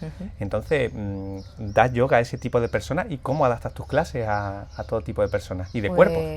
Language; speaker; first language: Spanish; native; Spanish